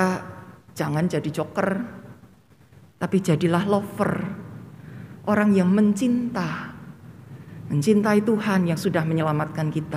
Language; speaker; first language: Indonesian; native; Indonesian